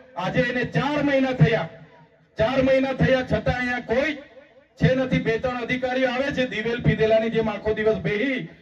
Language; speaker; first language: Gujarati; non-native, local second language; Vasavi